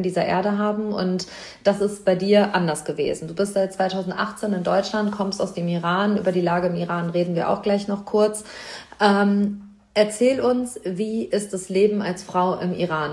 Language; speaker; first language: German; native; German